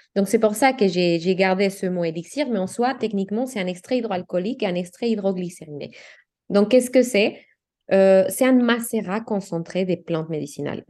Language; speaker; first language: French; non-native, fluent; Spanish